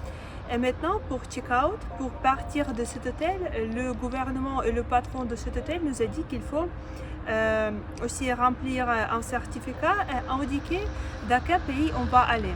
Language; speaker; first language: French; non-native, fluent; Russian